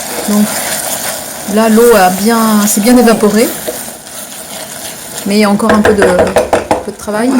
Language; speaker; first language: French; native; French